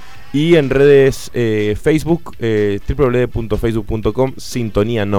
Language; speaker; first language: Spanish; native; Spanish